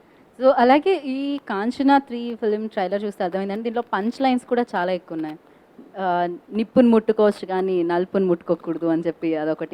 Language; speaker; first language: Telugu; native; Telugu